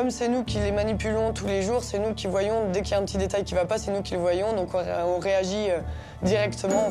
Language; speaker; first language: French; native; French